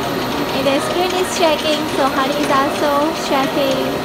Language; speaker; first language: English; non-native, learner; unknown